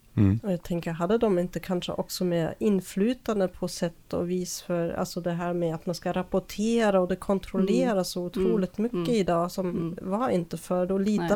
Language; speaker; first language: Swedish; non-native, fluent; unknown